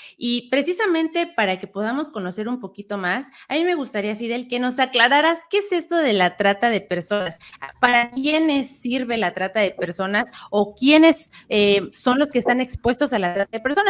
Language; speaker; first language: Spanish; native; Spanish